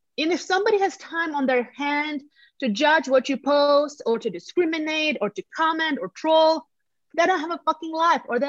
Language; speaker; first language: English; non-native, fluent; Latvian